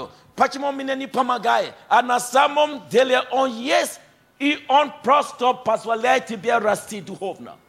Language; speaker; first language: Russian; non-native, fluent; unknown